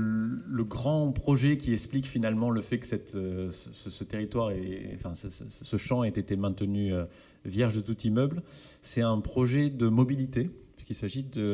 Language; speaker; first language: French; native; French